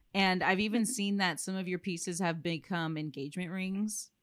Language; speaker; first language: English; native; English